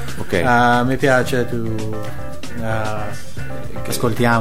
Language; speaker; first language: Italian; non-native, learner; Persian